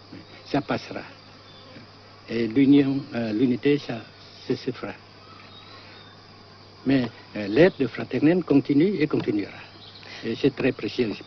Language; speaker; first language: French; non-native, local second language; Vietnamese